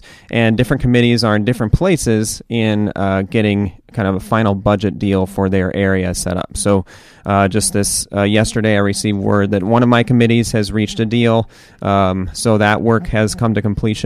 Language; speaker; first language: English; native; English